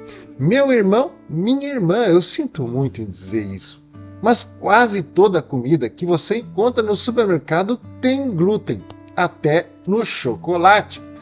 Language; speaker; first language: Portuguese; native; Portuguese